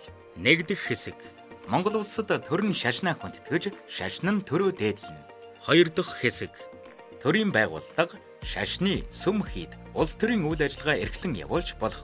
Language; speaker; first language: Mongolian; native; Mongolian